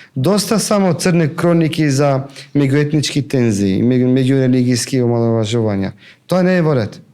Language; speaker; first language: Macedonian; non-native, local second language; Albanian